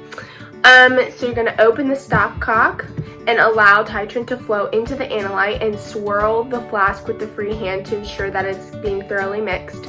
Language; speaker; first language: English; native; English